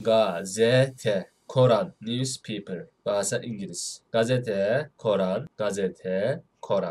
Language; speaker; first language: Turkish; non-native, fluent; Indonesian